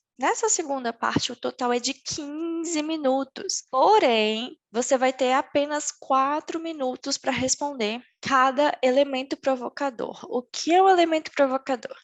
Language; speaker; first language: Portuguese; native; Portuguese